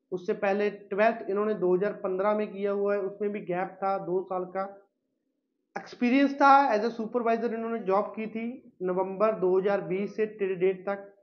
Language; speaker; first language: Hindi; non-native, local second language; Punjabi